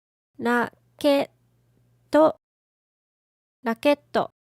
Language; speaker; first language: Japanese; native; Japanese